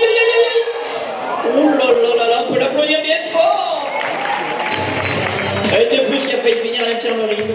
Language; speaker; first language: French; native; French